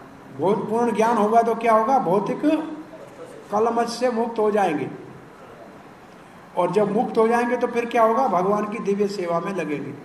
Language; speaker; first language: Hindi; native; Hindi